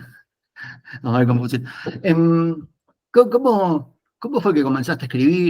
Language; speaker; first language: Spanish; native; Spanish